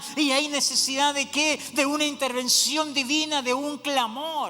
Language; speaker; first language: Spanish; native; Spanish